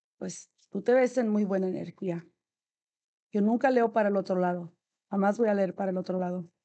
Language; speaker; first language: Spanish; native; Spanish